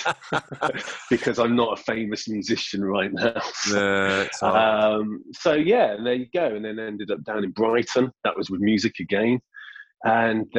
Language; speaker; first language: English; native; English